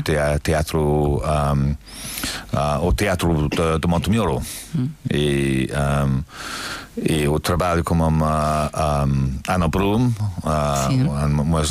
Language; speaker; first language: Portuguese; non-native, learner; English